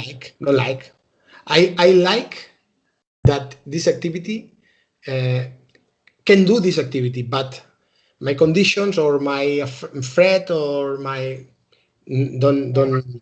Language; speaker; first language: English; non-native, learner; Spanish